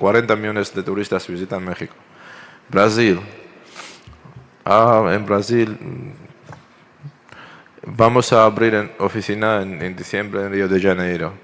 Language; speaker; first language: Spanish; non-native, fluent; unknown